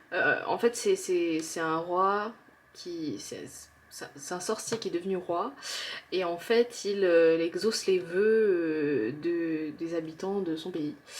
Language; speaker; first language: French; native; French